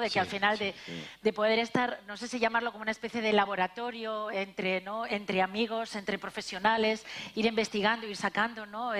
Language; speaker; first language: Spanish; native; Spanish